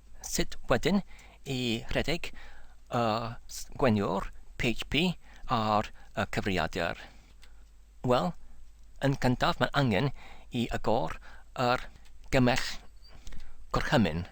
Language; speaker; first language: Welsh; non-native, learner; English